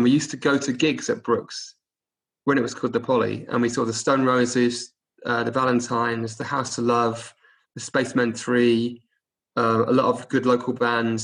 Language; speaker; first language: English; native; English